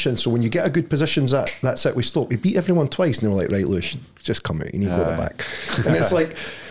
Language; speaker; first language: English; native; English